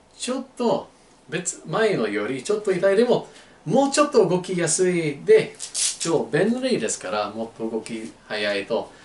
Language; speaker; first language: Japanese; non-native, learner; English